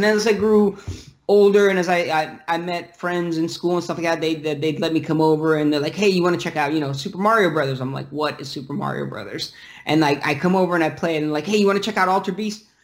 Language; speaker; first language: English; early bilingual, other home language; Russian